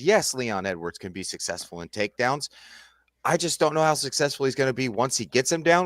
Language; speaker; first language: English; native; English